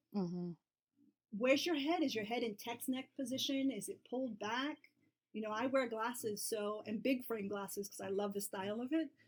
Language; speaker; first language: English; native; English